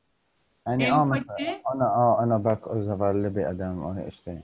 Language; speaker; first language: Turkish; non-native, learner; Arabic